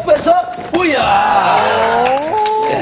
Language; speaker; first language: Korean; native; Korean